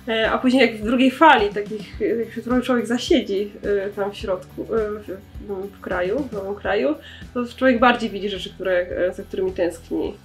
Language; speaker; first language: Polish; native; Polish